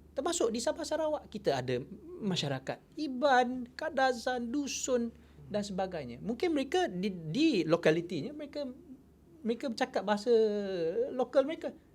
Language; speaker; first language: Malay; non-native, local second language; Chinese